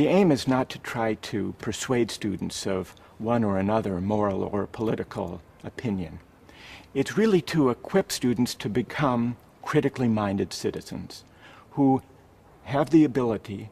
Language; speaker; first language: English; native; English